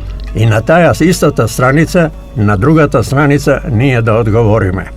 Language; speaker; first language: Macedonian; native; Macedonian